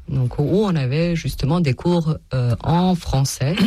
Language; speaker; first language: French; non-native, fluent; Serbian